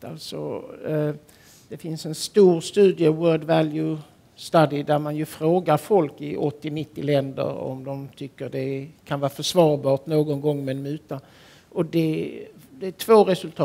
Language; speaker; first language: Swedish; native; Swedish